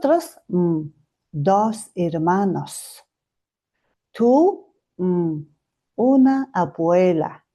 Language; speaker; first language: Spanish; non-native, fluent; Mongolian